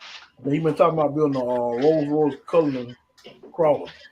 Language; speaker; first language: English; native; English